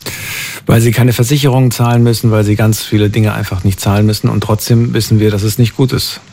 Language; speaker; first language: German; native; German